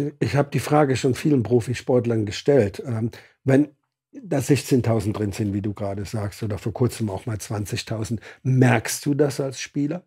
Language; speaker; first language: German; native; German